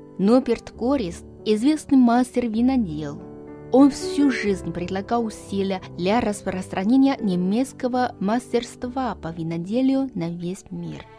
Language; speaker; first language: Russian; non-native, fluent; Chinese